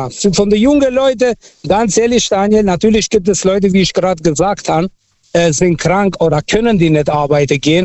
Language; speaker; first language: German; non-native, fluent; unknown